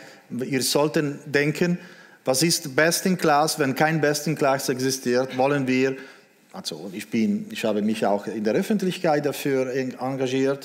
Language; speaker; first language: German; non-native, local second language; Italian